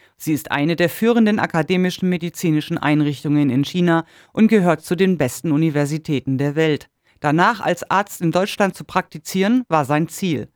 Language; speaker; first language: German; native; German